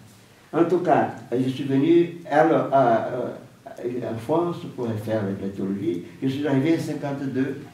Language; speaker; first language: French; non-native, fluent; Portuguese